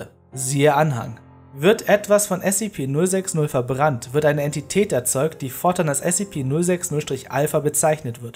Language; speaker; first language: German; native; German